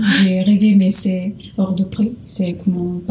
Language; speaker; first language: French; non-native, learner; Portuguese